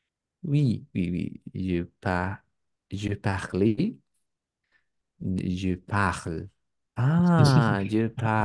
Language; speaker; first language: French; non-native, learner; Spanish